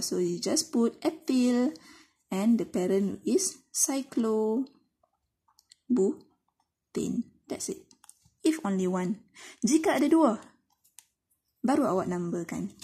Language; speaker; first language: English; non-native, local second language; Malay